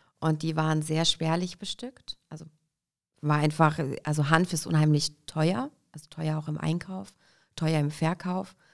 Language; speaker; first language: German; early bilingual, other home language; Russian